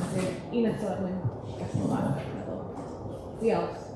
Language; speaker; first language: Welsh; native; Welsh